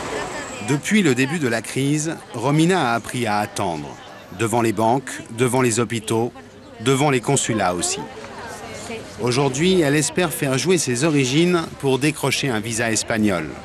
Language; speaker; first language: French; native; French